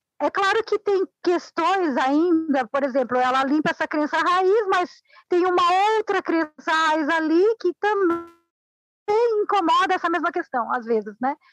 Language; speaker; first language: Portuguese; non-native, fluent; Spanish